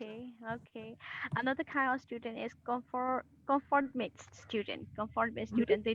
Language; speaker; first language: English; non-native, learner; Burmese